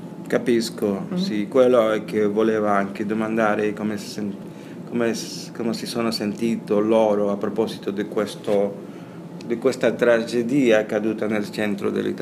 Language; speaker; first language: Italian; non-native, learner; Spanish